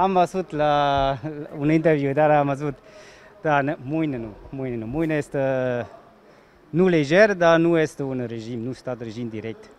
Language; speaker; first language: Romanian; non-native, learner; German